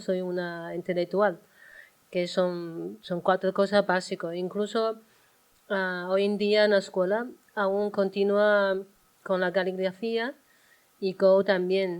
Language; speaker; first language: Spanish; non-native, learner; Chinese